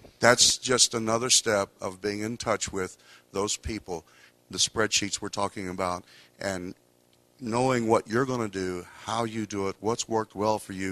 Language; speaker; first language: English; native; English